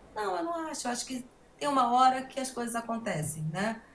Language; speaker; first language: Portuguese; native; Portuguese